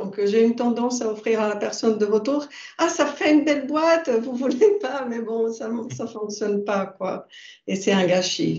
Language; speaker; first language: French; non-native, fluent; Portuguese